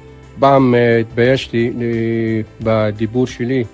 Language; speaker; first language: Hebrew; non-native, local second language; Arabic